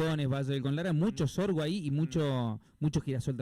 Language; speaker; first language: Spanish; native; Spanish